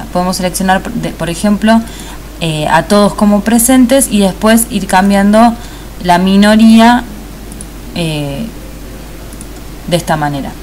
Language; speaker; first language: Spanish; native; Spanish